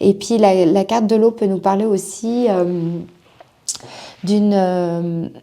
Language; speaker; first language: French; native; French